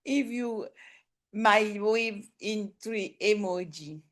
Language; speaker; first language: English; non-native, learner; French